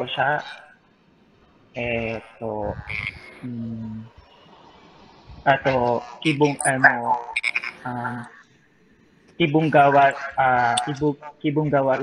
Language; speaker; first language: Japanese; non-native, learner; Filipino